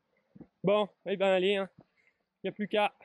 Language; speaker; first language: French; native; French